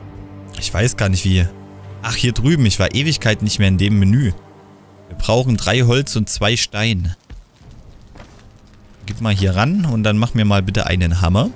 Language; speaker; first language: German; native; German